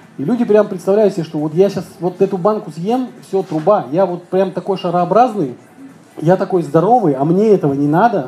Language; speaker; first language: Russian; native; Russian